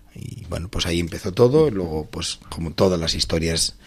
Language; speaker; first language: Spanish; native; Spanish